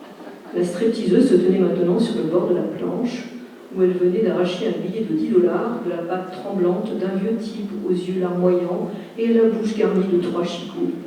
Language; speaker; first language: French; native; French